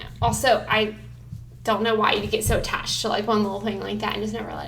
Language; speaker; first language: English; native; English